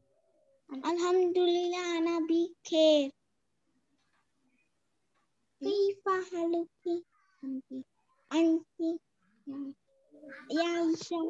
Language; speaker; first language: Arabic; non-native, learner; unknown